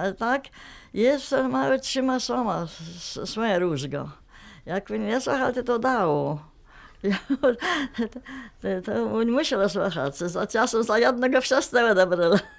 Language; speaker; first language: Polish; non-native, local second language; Kashubian